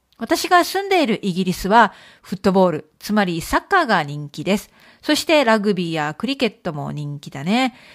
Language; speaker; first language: Japanese; native; Japanese